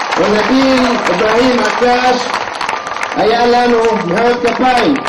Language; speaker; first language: Hebrew; non-native, local second language; Arabic